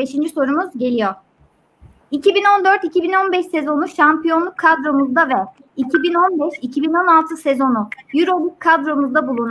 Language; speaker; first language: Turkish; native; Turkish